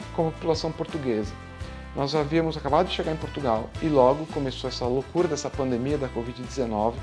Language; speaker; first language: Portuguese; native; Portuguese